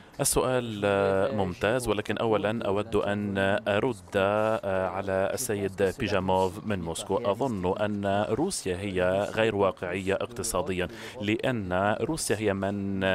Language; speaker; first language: Arabic; non-native, fluent; French